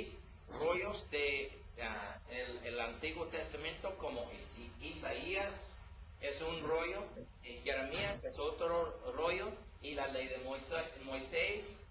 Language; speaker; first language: Spanish; non-native, learner; English